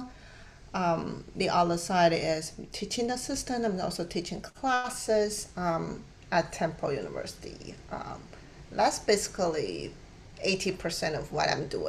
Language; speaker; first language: English; non-native, fluent; Chinese